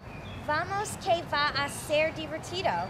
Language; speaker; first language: Spanish; non-native, learner; English